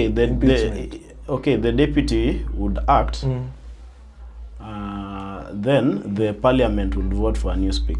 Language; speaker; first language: English; non-native, local second language; Swahili